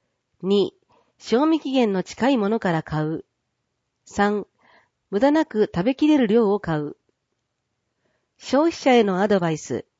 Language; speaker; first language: Japanese; native; Japanese